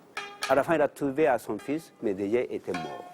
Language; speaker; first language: French; non-native, learner; Japanese